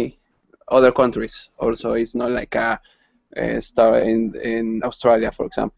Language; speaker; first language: English; non-native, learner; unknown